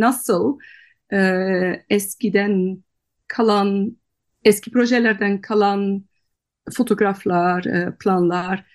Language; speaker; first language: Turkish; non-native, fluent; Dutch